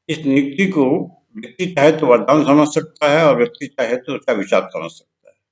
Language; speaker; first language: Hindi; non-native, local second language; Telugu